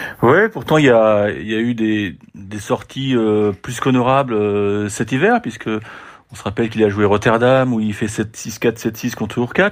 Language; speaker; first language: French; native; French